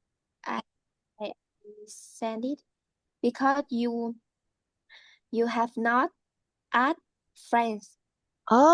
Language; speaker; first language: English; non-native, learner; Vietnamese